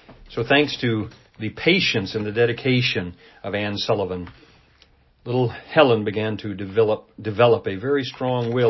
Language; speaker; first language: English; native; English